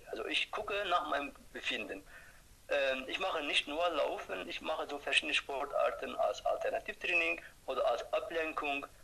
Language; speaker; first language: German; non-native, fluent; Turkish